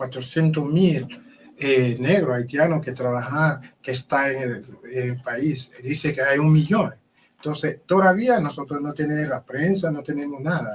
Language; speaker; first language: Spanish; non-native, learner; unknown